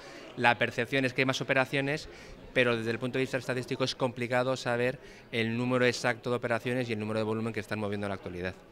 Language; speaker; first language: Spanish; native; Spanish